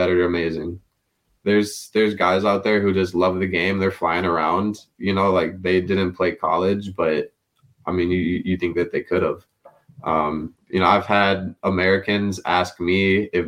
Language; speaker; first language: English; native; English